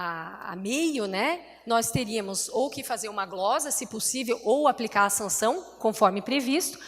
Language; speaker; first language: Portuguese; native; Portuguese